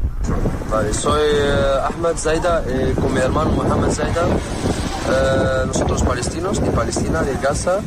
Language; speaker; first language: Spanish; non-native, learner; Arabic